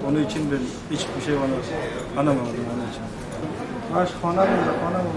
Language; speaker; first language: Turkish; non-native, learner; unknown